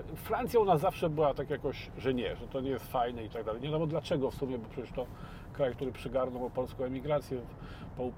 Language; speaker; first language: Polish; native; Polish